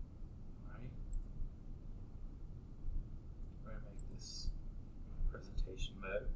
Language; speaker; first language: English; native; English